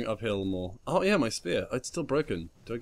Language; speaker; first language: English; native; English